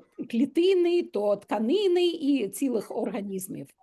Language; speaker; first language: Ukrainian; non-native, local second language; Russian